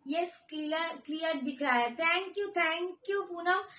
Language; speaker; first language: Hindi; non-native, local second language; Bangla